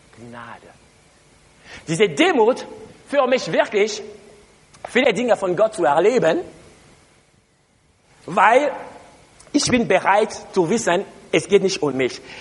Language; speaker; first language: German; non-native, learner; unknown